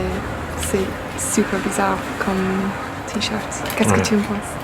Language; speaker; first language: French; non-native, fluent; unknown